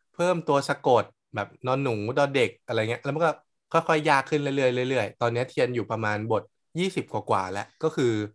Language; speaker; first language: Thai; native; Thai